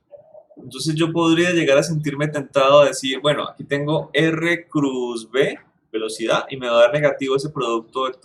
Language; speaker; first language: Spanish; native; Spanish